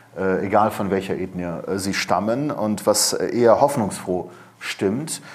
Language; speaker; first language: German; early bilingual, other home language; Persian